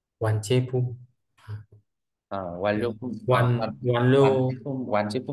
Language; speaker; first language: Korean; non-native, learner; Vietnamese